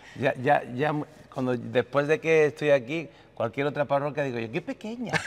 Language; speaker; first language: Spanish; native; Spanish